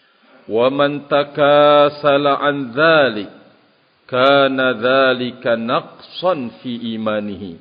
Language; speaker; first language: Arabic; non-native, fluent; Indonesian